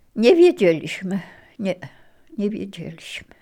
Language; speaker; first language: Polish; native; Polish